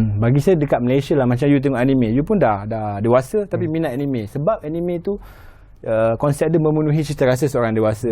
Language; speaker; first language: Malay; native; Malay